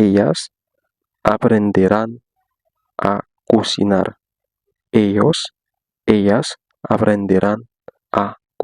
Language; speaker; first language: Spanish; non-native, fluent; Haitian Creole